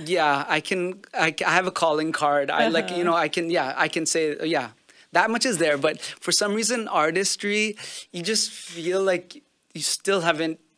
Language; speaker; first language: English; early bilingual, other home language; Punjabi